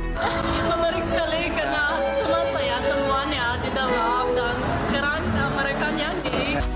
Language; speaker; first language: Indonesian; non-native, fluent; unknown